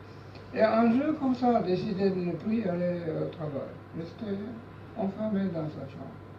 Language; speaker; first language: French; non-native, learner; Japanese